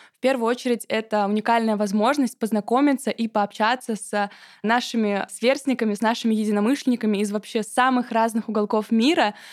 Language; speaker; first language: Russian; native; Russian